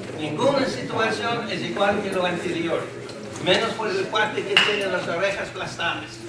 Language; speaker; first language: Spanish; non-native, fluent; English